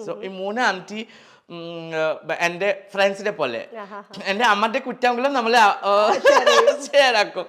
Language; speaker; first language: Malayalam; non-native, local second language; Assamese